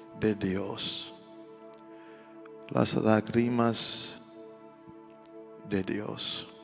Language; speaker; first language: Spanish; non-native, learner; English